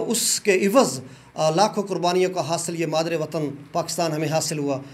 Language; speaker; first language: Urdu; non-native, local second language; Punjabi